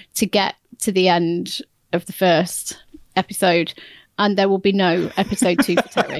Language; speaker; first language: English; native; English